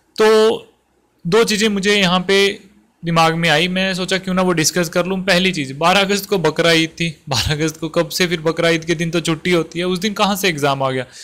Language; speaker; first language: Hindi; native; Hindi